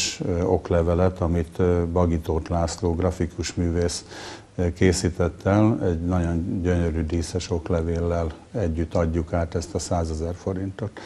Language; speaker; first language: Hungarian; native; Hungarian